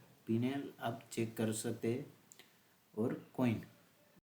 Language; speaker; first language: Hindi; native; Hindi